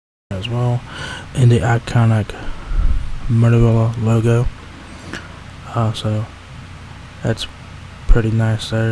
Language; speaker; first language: English; native; English